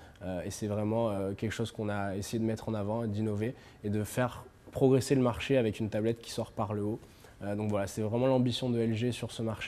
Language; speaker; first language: French; native; French